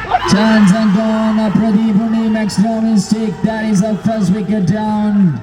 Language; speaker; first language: English; non-native, local second language; Malayalam